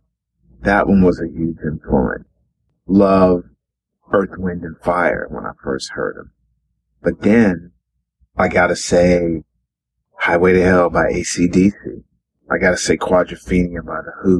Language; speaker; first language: English; native; English